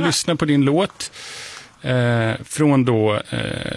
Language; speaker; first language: Swedish; native; Swedish